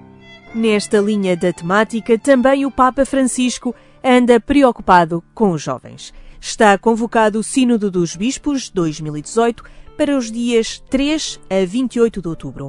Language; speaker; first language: Portuguese; native; Portuguese